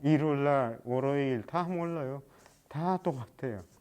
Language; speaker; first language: Korean; non-native, learner; Persian